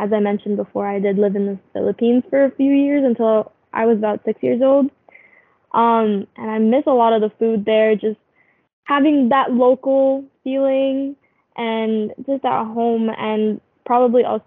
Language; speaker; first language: English; non-native, local second language; Filipino